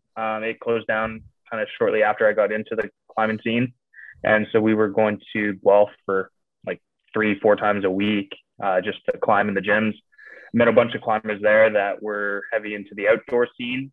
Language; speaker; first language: English; native; English